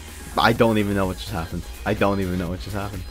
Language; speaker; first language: English; native; English